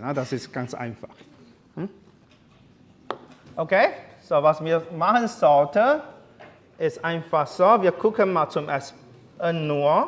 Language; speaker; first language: German; non-native, learner; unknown